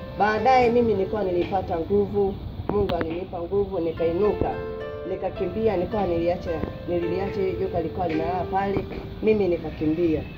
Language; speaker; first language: Swahili; non-native, local second language; Masai